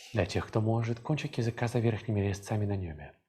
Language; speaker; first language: Russian; native; Russian